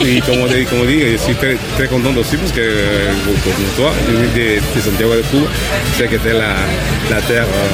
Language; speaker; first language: French; non-native, fluent; Spanish